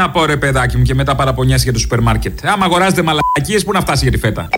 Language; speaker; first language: Greek; native; Greek